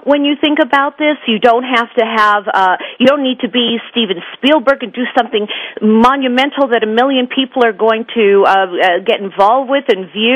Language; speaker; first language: English; native; English